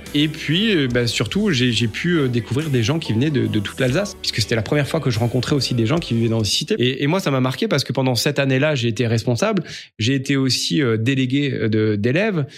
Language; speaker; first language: French; native; French